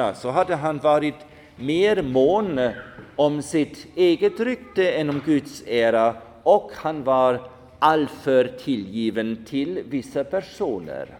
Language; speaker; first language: Swedish; non-native, fluent; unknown